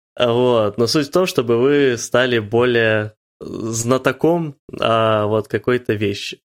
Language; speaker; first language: Russian; native; Russian